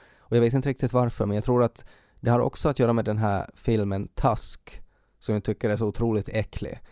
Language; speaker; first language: Swedish; native; Swedish